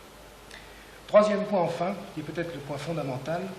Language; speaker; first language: French; native; French